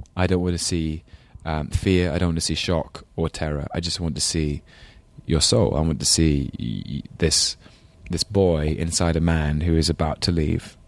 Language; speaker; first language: English; native; English